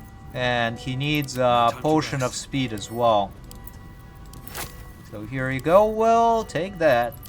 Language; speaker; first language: English; native; English